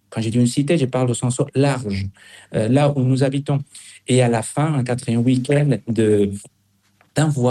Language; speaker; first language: French; non-native, fluent; Spanish